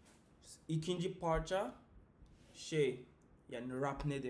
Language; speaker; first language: Turkish; non-native, fluent; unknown